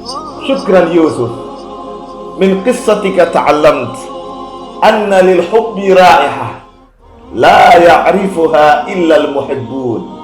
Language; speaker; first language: Arabic; non-native, fluent; Indonesian